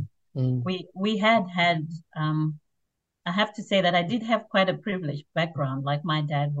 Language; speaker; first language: English; non-native, local second language; Shona